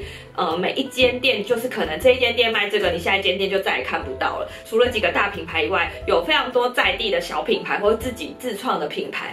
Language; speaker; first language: Chinese; native; Chinese